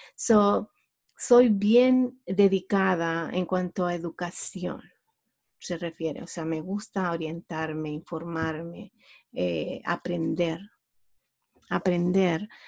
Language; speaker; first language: Spanish; native; Spanish